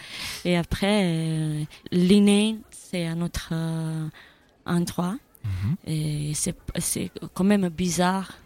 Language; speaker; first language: French; non-native, learner; Italian